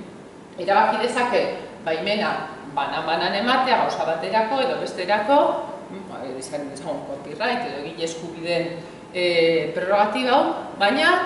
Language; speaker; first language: Basque; native; Basque